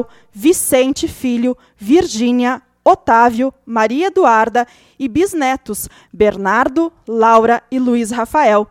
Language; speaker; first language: Portuguese; native; Portuguese